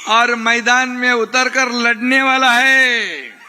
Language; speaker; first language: Hindi; non-native, local second language; Marathi